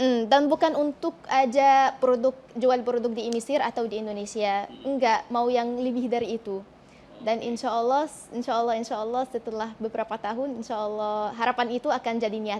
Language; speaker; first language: Indonesian; non-native, fluent; Arabic